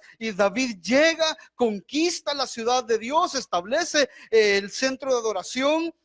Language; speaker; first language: Spanish; native; Spanish